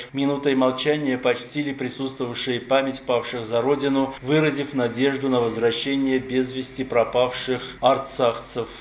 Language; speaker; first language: Russian; non-native, local second language; Armenian